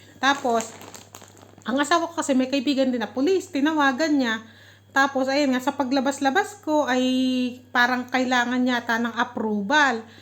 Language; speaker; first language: Filipino; native; Filipino